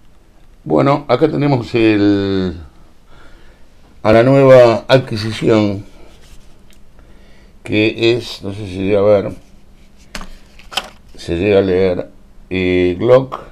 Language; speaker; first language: Spanish; native; Spanish